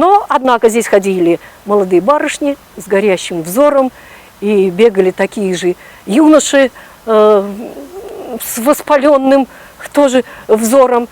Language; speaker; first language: Russian; non-native, local second language; Ukrainian